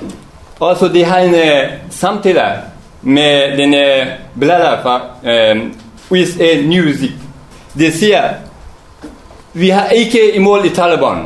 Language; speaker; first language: Danish; non-native, learner; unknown